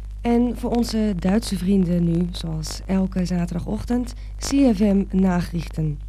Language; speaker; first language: Dutch; native; Dutch